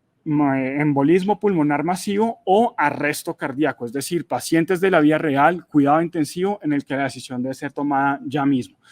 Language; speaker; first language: Spanish; native; Spanish